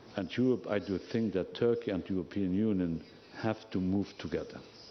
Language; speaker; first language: English; non-native, fluent; Luxembourgish